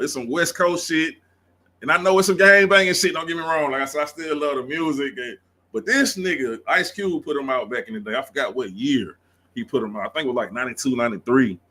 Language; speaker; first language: English; native; English